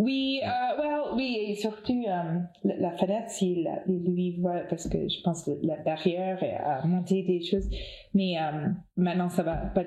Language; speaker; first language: French; non-native, learner; English